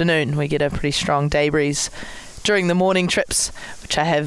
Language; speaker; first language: English; native; English